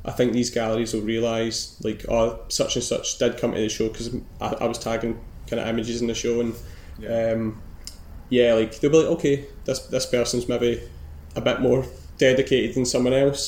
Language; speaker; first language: English; native; English